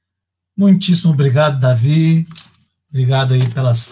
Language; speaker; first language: Portuguese; native; Portuguese